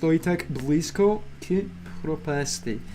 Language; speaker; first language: Russian; non-native, learner; English